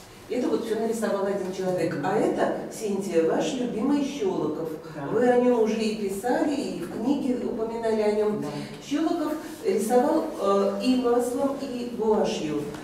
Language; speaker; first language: Russian; native; Russian